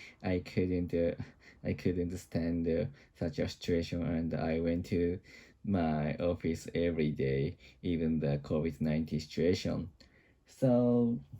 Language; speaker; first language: English; non-native, learner; Japanese